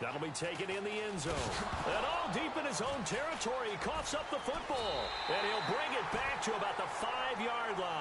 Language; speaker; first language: English; native; English